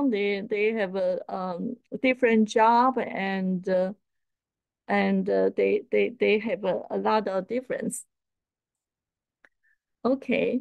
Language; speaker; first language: English; non-native, fluent; Chinese